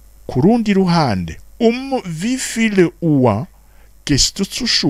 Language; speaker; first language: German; non-native, fluent; Rundi